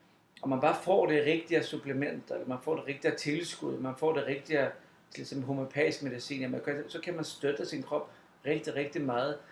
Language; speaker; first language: Danish; non-native, fluent; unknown